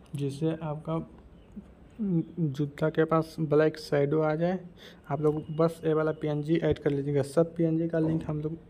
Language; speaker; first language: Hindi; native; Hindi